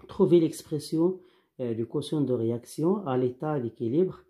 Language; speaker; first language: French; non-native, local second language; Arabic